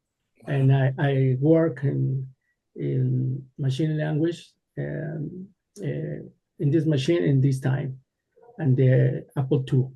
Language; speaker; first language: English; non-native, learner; Spanish